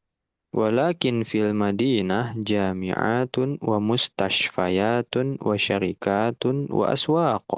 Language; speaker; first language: Arabic; non-native, fluent; Indonesian